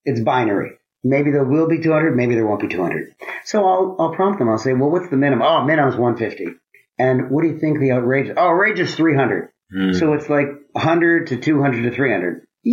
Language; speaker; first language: English; native; English